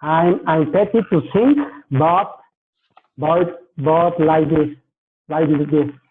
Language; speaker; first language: English; non-native, learner; Spanish